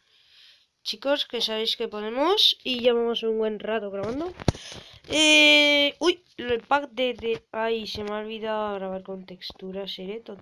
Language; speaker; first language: Spanish; native; Spanish